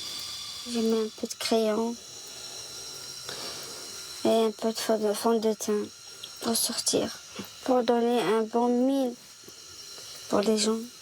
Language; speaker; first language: French; non-native, learner; Arabic